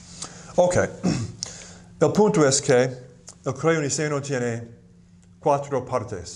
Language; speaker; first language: Spanish; non-native, fluent; English